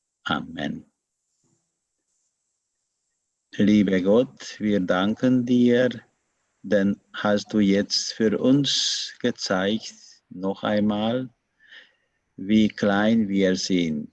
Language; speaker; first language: German; non-native, learner; Hungarian